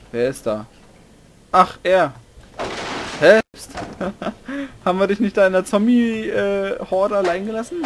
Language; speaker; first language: German; native; German